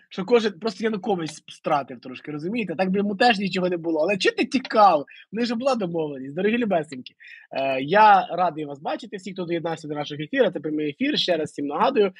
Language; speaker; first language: Ukrainian; native; Ukrainian